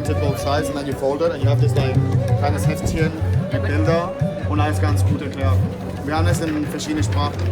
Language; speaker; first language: German; non-native, learner; Catalan